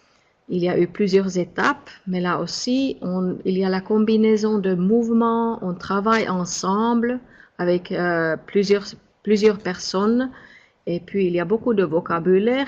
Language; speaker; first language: French; non-native, fluent; Finnish